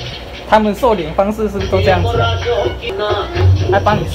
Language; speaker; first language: Chinese; native; Chinese